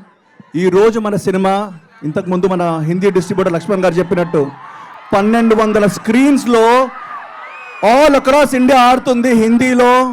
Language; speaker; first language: Telugu; native; Telugu